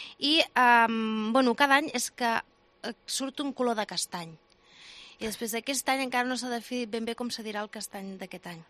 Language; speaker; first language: Catalan; native; Catalan